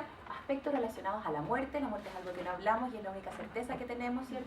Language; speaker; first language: Spanish; native; Spanish